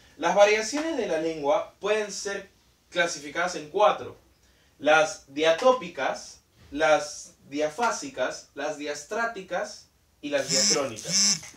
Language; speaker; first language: Spanish; native; Spanish